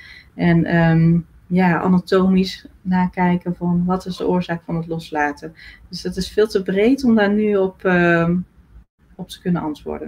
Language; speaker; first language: Dutch; native; Dutch